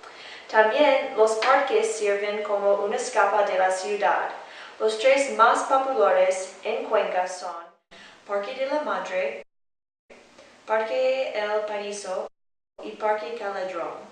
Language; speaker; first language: Spanish; non-native, learner; English